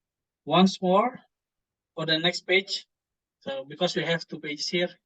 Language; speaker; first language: English; non-native, fluent; Indonesian